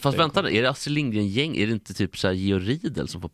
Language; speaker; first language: Swedish; native; Swedish